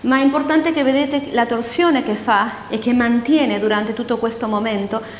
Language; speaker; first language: Italian; early bilingual, other home language; Spanish